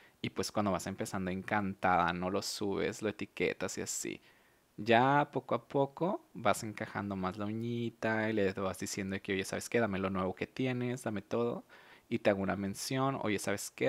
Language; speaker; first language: Spanish; native; Spanish